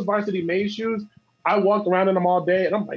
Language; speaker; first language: English; native; English